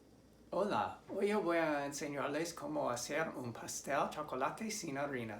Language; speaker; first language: Spanish; non-native, learner; English